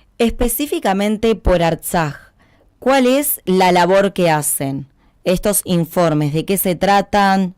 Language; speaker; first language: Spanish; native; Spanish